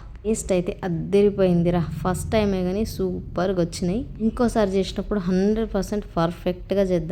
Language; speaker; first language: Telugu; native; Telugu